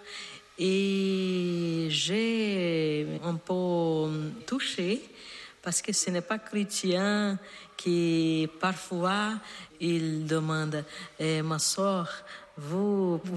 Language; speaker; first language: French; non-native, learner; Portuguese